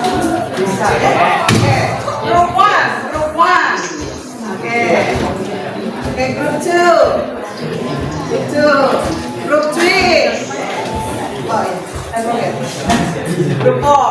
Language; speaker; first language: English; non-native, learner; Indonesian